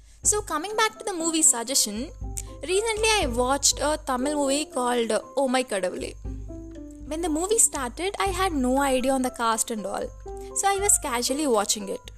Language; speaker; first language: English; non-native, local second language; Tamil